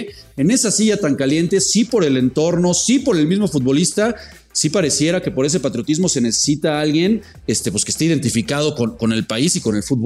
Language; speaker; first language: Spanish; native; Spanish